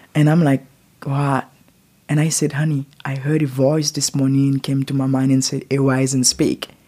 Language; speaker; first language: English; non-native, learner; Haitian Creole